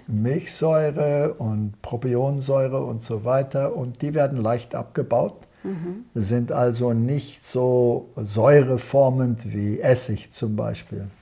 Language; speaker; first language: German; early bilingual, heritage; German